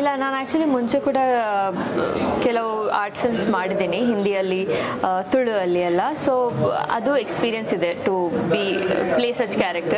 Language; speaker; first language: Kannada; non-native, local second language; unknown